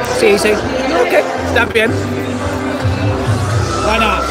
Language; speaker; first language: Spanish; non-native, learner; English